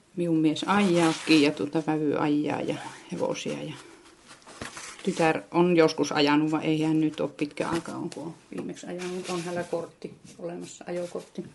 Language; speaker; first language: Finnish; native; Finnish